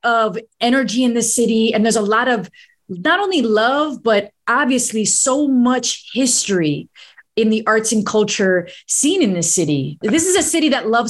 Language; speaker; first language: English; native; English